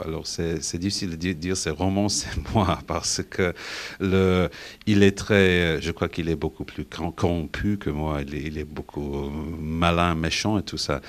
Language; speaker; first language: French; non-native, fluent; English